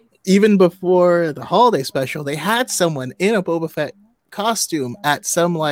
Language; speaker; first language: English; native; English